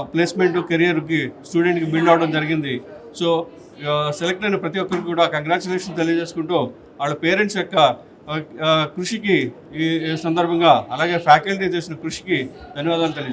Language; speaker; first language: Telugu; native; Telugu